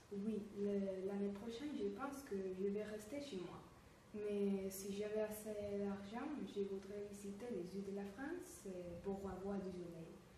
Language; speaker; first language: French; non-native, learner; Spanish